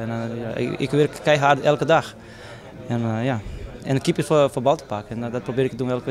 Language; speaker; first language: Dutch; non-native, fluent; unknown